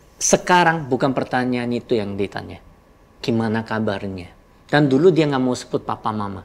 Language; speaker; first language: Indonesian; non-native, fluent; Korean